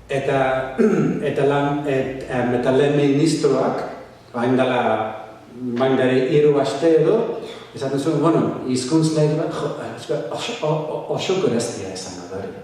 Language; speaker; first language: Basque; non-native, learner; English